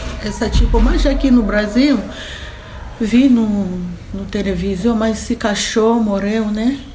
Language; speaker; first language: Portuguese; non-native, learner; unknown